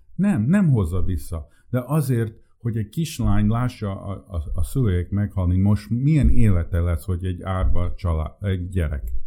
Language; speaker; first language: Hungarian; early bilingual, heritage; Hungarian